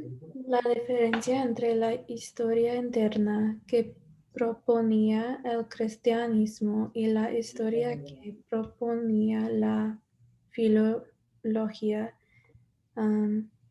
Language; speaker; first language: Spanish; non-native, learner; English